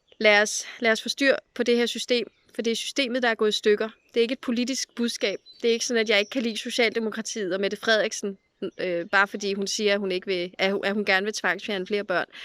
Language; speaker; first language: Danish; native; Danish